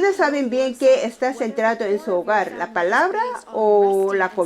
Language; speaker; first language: Spanish; non-native, fluent; Korean